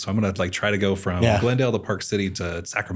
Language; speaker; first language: English; native; English